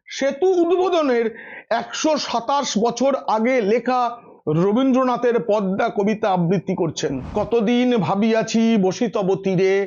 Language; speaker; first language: Bangla; native; Bangla